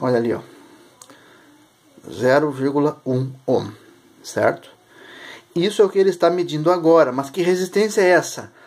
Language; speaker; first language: Portuguese; native; Portuguese